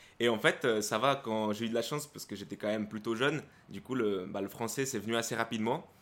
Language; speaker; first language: French; early bilingual, other home language; Spanish